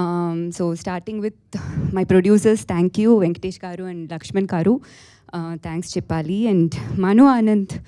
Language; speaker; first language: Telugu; non-native, local second language; Tamil